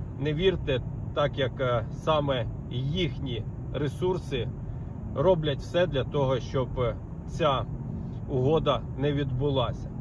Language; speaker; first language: Ukrainian; native; Ukrainian